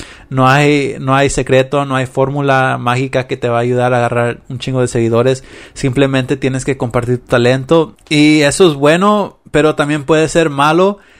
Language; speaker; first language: Spanish; early bilingual, heritage; Spanish